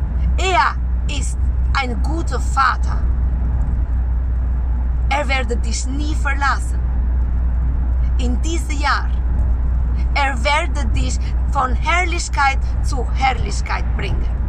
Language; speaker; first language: German; non-native, learner; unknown